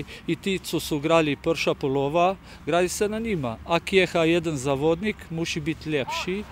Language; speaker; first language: Polish; non-native, learner; Slovenian